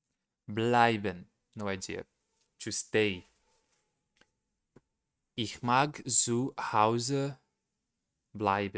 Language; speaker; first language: German; non-native, learner; Portuguese